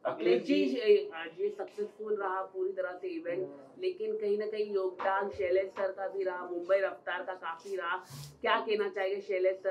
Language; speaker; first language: Hindi; native; Hindi